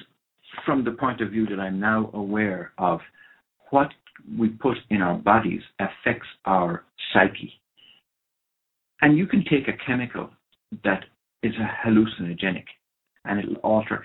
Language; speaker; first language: English; non-native, local second language; Irish